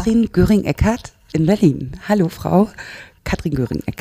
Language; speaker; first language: German; native; German